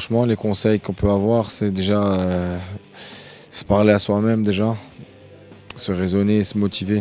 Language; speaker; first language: French; early bilingual, other home language; Arabic